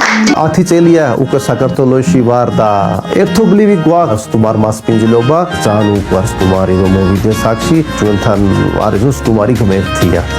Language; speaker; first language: Georgian; non-native, fluent; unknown